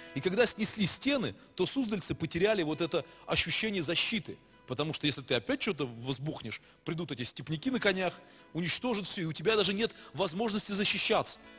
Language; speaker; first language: Russian; native; Russian